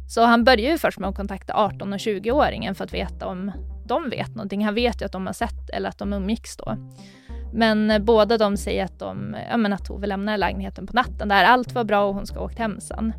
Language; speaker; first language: Swedish; native; Swedish